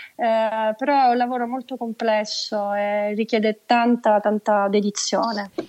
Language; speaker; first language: Italian; native; Italian